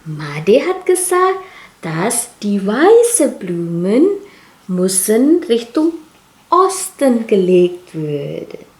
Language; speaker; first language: German; non-native, learner; Indonesian